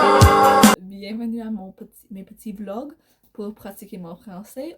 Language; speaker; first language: French; non-native, learner; English